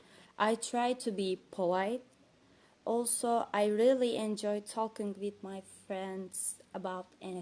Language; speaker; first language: English; non-native, fluent; Turkish